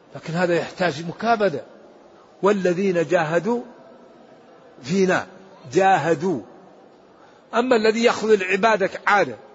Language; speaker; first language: Arabic; native; Arabic